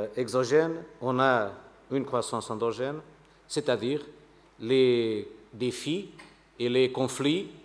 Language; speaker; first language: French; non-native, fluent; Portuguese